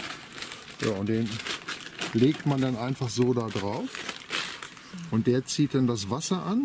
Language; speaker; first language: German; native; German